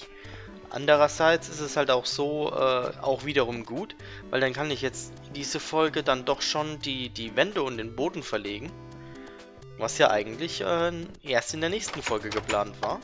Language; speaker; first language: German; native; German